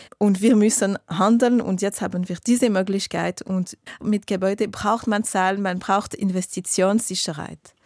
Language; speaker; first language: German; non-native, local second language; French